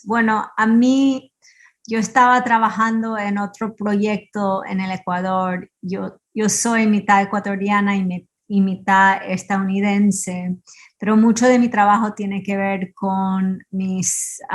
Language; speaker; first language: Spanish; early bilingual, heritage; Spanish